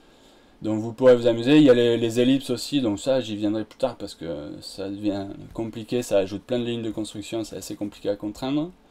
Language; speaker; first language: French; native; French